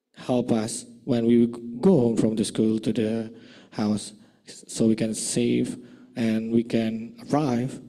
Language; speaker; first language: English; non-native, fluent; Indonesian